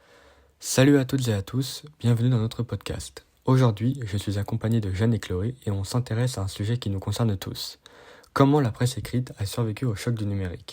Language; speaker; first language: French; native; French